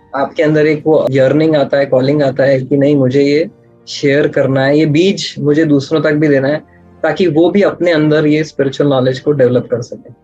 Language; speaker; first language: Hindi; native; Hindi